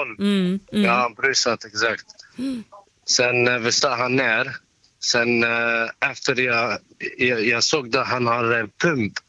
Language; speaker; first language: Swedish; non-native, learner; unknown